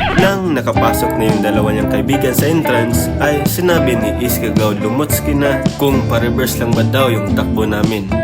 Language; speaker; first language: Filipino; non-native, local second language; Cebuano